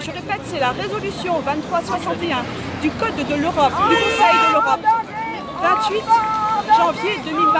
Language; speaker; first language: French; native; French